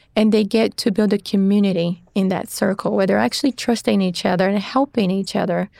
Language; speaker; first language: English; non-native, fluent; Portuguese